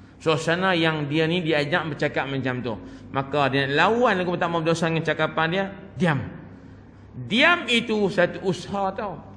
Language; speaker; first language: Malay; native; Malay